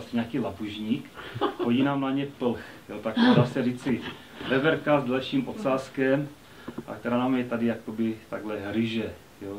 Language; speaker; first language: Czech; native; Czech